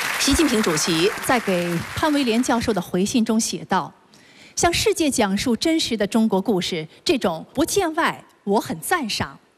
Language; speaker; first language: Chinese; native; Chinese